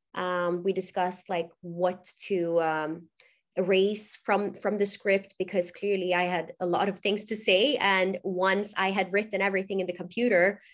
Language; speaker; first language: English; non-native, fluent; Swedish